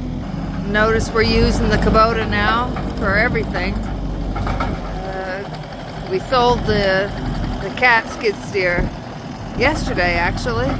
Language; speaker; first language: English; native; English